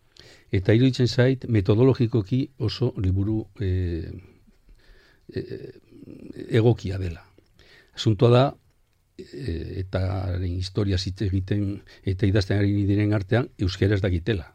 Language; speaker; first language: Basque; non-native, local second language; Spanish